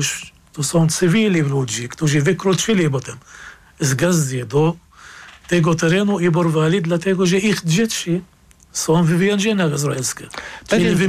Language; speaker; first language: Polish; non-native, fluent; Arabic